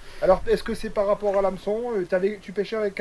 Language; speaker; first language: French; native; French